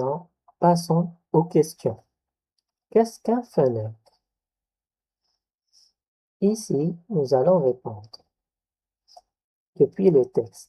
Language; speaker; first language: French; non-native, local second language; Arabic